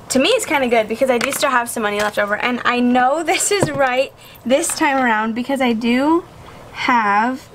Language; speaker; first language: English; native; English